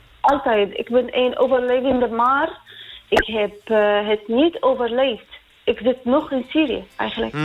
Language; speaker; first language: Dutch; non-native, learner; Arabic